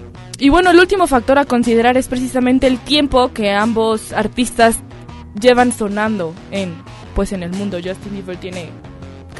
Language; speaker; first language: Spanish; native; Spanish